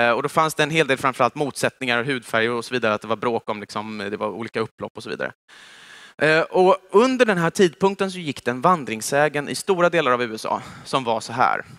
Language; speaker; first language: Swedish; native; Swedish